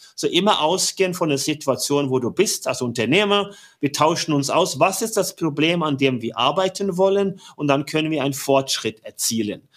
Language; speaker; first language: German; non-native, fluent; Norwegian